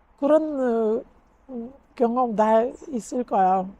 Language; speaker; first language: Korean; non-native, learner; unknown